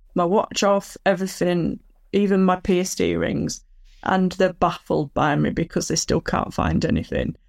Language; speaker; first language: English; native; English